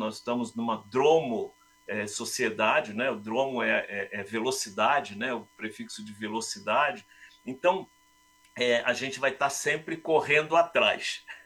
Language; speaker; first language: Portuguese; native; Portuguese